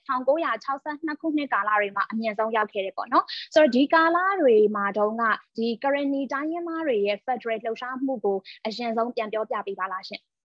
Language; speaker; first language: Burmese; native; Burmese